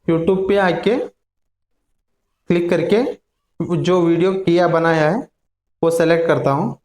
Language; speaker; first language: Hindi; non-native, local second language; Kannada